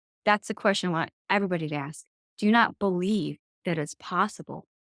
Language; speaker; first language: English; native; English